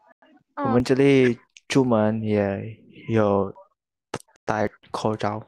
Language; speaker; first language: Chinese; non-native, learner; Indonesian